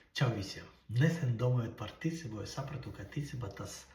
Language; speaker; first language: Latvian; non-native, local second language; Russian